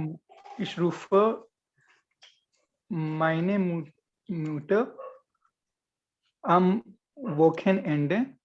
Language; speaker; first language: German; non-native, learner; Hindi